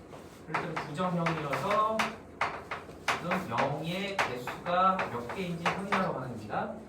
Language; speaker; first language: Korean; native; Korean